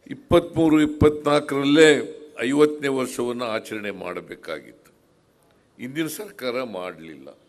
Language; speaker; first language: Kannada; native; Kannada